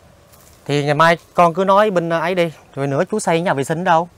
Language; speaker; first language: Vietnamese; native; Vietnamese